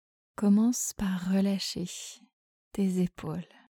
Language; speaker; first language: French; native; French